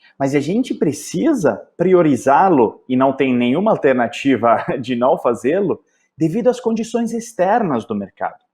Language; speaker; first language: Portuguese; non-native, fluent; Italian